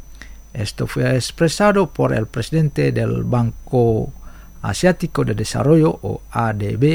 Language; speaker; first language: Spanish; non-native, fluent; Indonesian